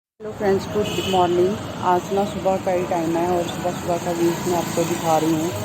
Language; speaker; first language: Hindi; non-native, local second language; Punjabi